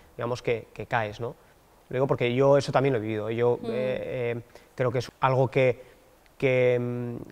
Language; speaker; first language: Spanish; native; Spanish